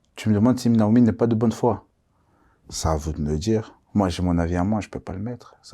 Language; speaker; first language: French; early bilingual, other home language; Kongo